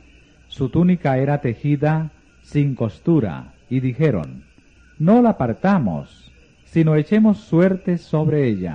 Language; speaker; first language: Spanish; native; Spanish